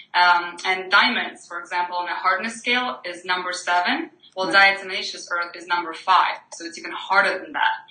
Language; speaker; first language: English; non-native, fluent; Ukrainian